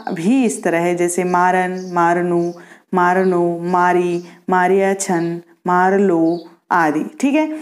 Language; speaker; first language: Hindi; non-native, local second language; Marathi